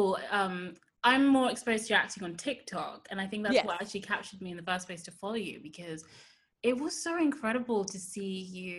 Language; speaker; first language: English; native; English